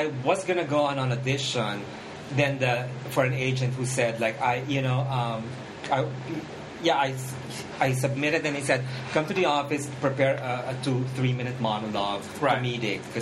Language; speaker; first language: English; non-native, local second language; Filipino